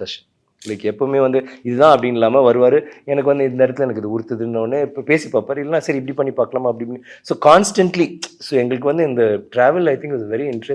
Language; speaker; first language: Tamil; native; Tamil